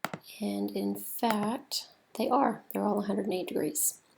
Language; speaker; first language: English; native; English